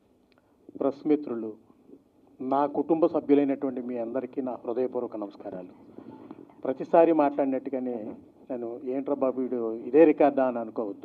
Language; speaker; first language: Telugu; native; Telugu